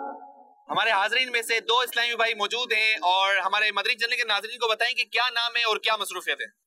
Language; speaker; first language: Urdu; native; Urdu